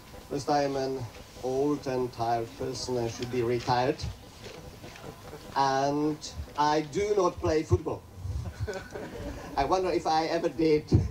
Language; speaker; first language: English; non-native, fluent; Czech